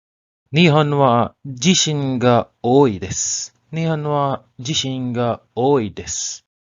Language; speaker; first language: Japanese; non-native, learner; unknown